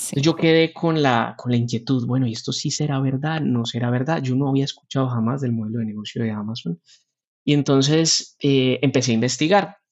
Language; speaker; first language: Spanish; native; Spanish